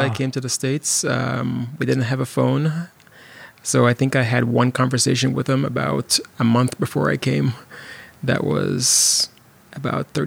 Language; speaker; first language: English; non-native, local second language; Jamaican Creole English